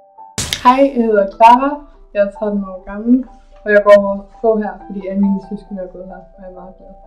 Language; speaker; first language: Danish; early bilingual, heritage; Danish